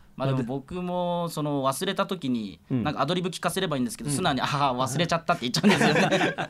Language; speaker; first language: Japanese; native; Japanese